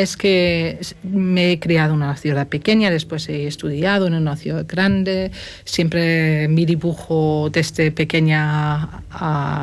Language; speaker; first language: Spanish; non-native, fluent; German